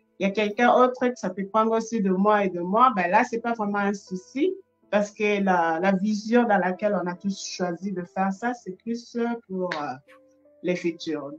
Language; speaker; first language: French; non-native, local second language; Lingala